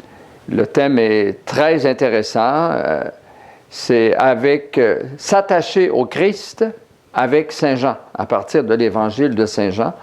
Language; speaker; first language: French; native; French